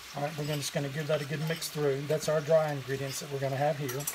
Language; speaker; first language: English; native; English